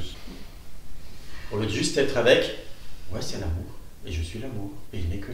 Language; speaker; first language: French; native; French